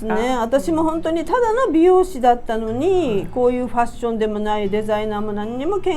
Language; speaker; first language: Japanese; native; Japanese